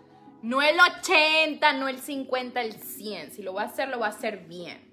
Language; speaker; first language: Spanish; native; Spanish